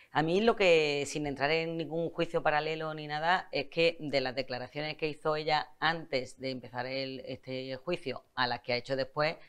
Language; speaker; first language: Spanish; native; Spanish